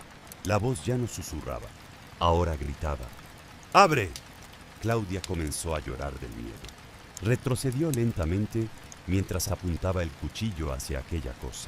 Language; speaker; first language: Spanish; native; Spanish